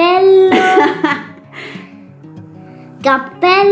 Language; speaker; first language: Italian; early bilingual, other home language; Spanish